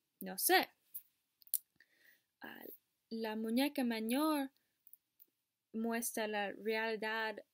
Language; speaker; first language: Spanish; non-native, learner; English